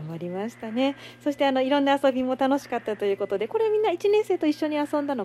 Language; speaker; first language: Japanese; native; Japanese